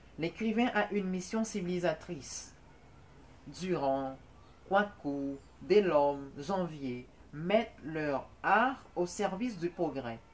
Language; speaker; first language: French; non-native, local second language; Haitian Creole